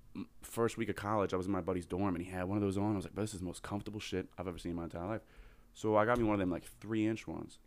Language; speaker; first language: English; native; English